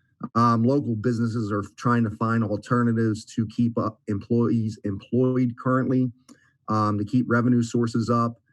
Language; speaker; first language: English; native; English